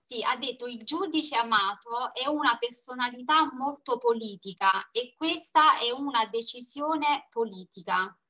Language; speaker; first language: Italian; native; Italian